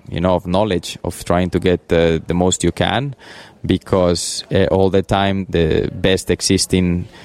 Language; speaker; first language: English; early bilingual, other home language; Spanish